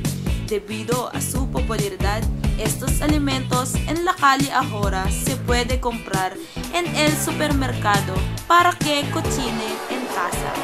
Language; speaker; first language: Spanish; non-native, learner; Filipino